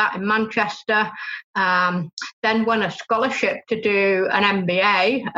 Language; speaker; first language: English; native; English